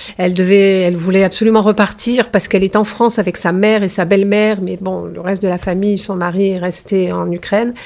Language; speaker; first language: French; native; French